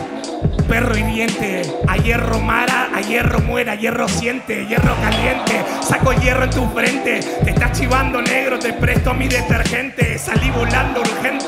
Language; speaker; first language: Spanish; native; Spanish